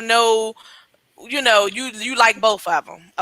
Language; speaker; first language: English; native; English